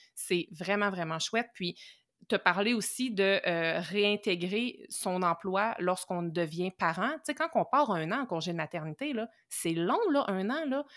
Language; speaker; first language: French; native; French